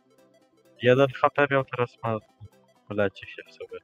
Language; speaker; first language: Polish; native; Polish